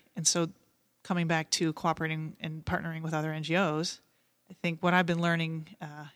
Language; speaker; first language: English; native; English